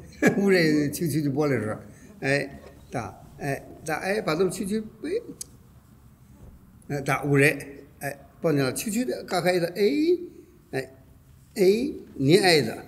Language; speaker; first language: Russian; non-native, learner; Chinese